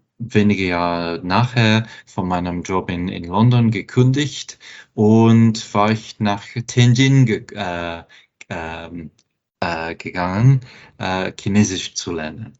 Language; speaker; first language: German; non-native, fluent; English